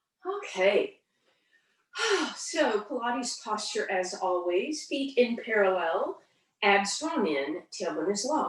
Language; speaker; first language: English; native; English